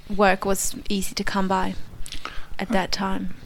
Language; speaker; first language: English; non-native, fluent; Polish